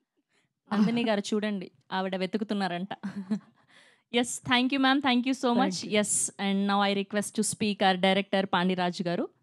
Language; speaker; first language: Telugu; native; Telugu